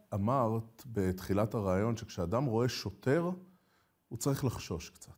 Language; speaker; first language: Hebrew; native; Hebrew